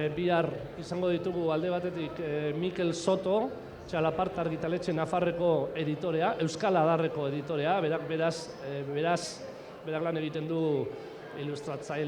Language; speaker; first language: Basque; native; Basque